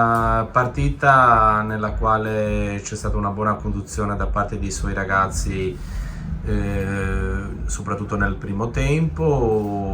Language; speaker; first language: Italian; native; Italian